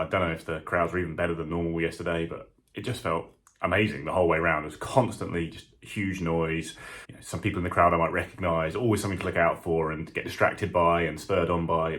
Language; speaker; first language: English; native; English